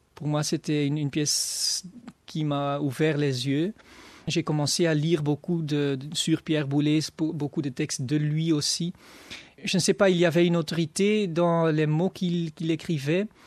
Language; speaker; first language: French; non-native, local second language; Dutch